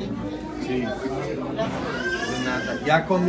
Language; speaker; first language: Spanish; non-native, fluent; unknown